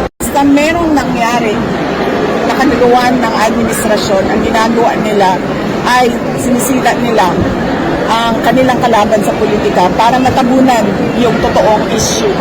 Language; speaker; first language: Filipino; native; Filipino